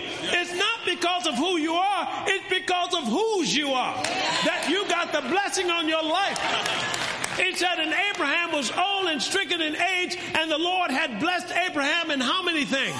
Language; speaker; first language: English; native; English